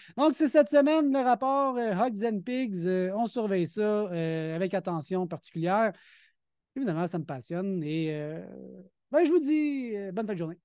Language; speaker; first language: French; native; French